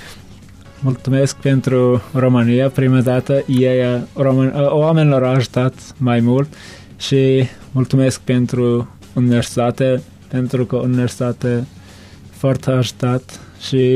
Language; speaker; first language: Romanian; non-native, learner; Turkmen